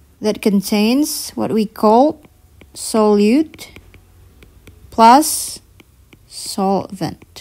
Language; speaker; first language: English; non-native, fluent; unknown